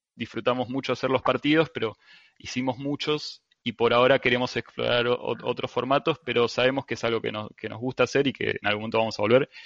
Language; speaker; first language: Spanish; native; Spanish